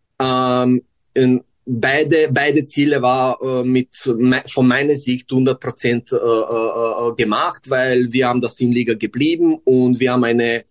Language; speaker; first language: German; non-native, learner; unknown